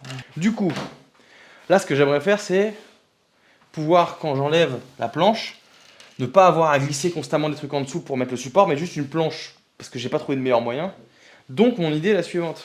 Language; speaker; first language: French; native; French